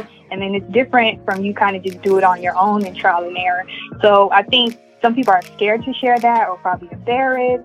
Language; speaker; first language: English; native; English